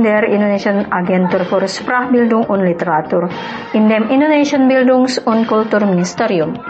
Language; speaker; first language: German; non-native, fluent; Indonesian